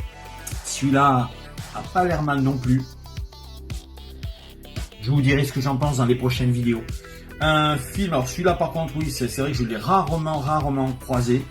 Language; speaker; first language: French; native; French